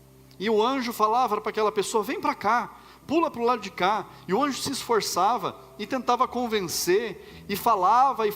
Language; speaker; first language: Portuguese; native; Portuguese